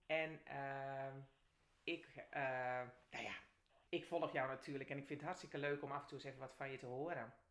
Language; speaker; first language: Dutch; native; Dutch